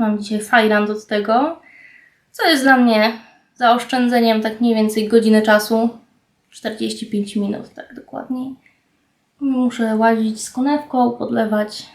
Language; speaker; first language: Polish; native; Polish